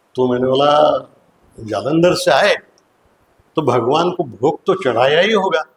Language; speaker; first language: Hindi; non-native, local second language; Marathi